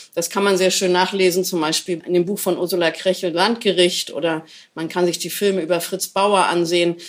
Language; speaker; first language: German; native; German